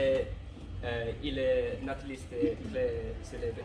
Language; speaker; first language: French; non-native, learner; English